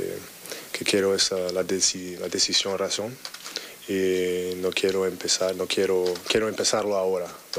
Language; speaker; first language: Spanish; non-native, learner; English